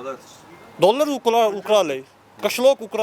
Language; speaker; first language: Russian; non-native, learner; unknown